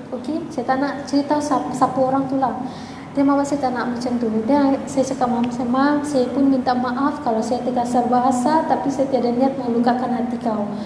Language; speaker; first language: Malay; native; Malay